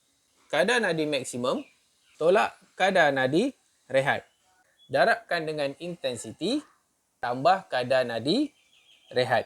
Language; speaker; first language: Malay; native; Malay